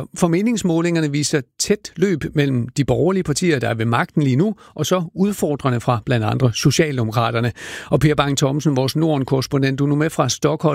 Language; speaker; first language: Danish; native; Danish